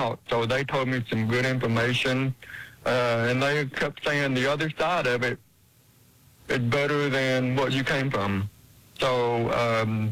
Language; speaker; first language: English; native; English